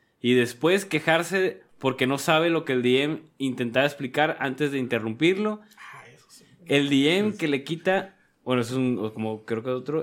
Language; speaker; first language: Spanish; native; Spanish